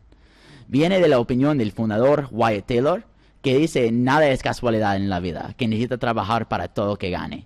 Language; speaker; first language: Spanish; non-native, fluent; English